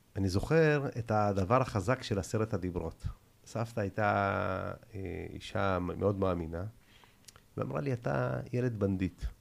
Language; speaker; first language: Hebrew; early bilingual, other home language; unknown